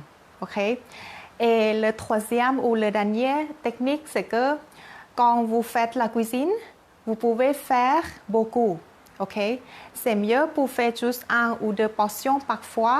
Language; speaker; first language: French; non-native, learner; Thai